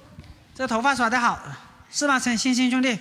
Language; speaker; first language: Chinese; native; Chinese